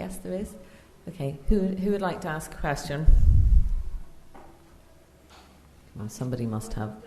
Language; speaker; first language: English; native; English